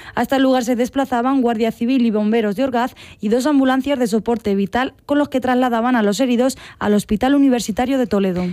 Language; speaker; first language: Spanish; native; Spanish